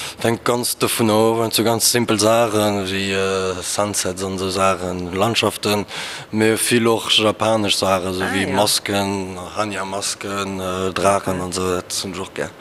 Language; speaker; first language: Luxembourgish; early bilingual, other home language; Portuguese